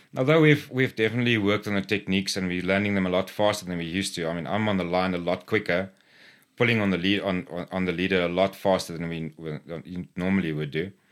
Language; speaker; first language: English; non-native, local second language; Afrikaans